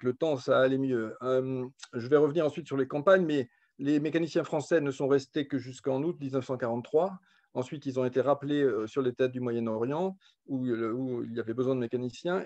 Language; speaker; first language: French; native; French